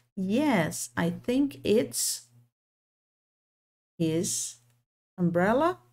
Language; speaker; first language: English; non-native, fluent; Portuguese